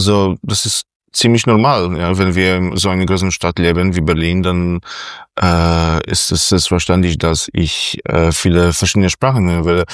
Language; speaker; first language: German; non-native, fluent; Polish